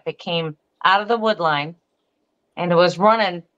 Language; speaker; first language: English; native; English